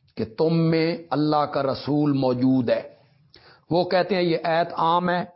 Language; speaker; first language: Urdu; non-native, local second language; Punjabi